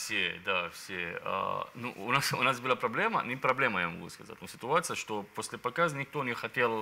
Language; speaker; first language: Russian; non-native, learner; Arabic